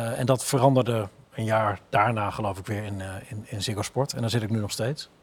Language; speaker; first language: Dutch; native; Dutch